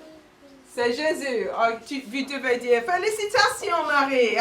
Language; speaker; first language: French; non-native, fluent; English